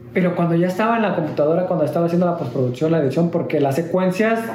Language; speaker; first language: Spanish; native; Spanish